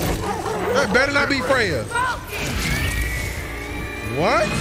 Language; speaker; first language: English; native; English